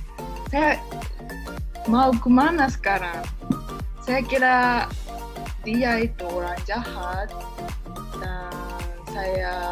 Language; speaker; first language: Indonesian; non-native, learner; Japanese